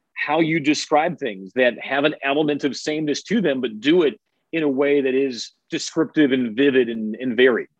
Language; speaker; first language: English; native; English